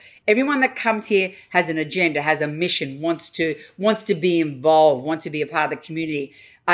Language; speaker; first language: English; native; English